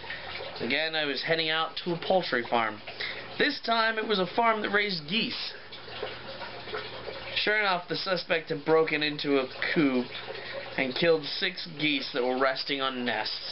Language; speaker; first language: English; native; English